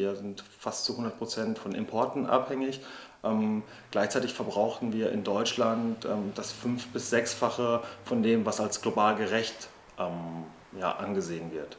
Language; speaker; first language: German; native; German